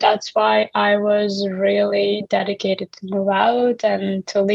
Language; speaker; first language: English; non-native, fluent; Uzbek